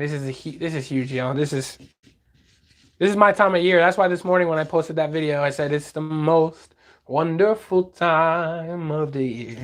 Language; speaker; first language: English; native; English